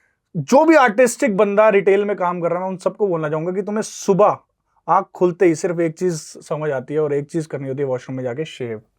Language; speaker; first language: Hindi; native; Hindi